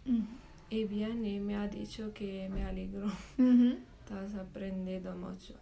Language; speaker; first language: Spanish; non-native, learner; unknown